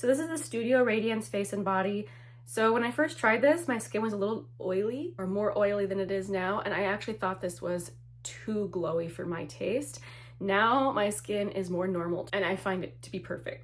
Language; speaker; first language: English; native; English